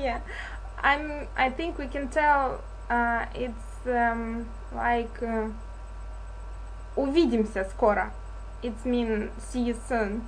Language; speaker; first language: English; non-native, learner; Russian